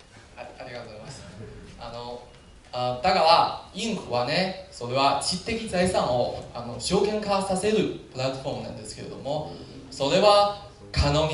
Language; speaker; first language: Japanese; non-native, learner; Chinese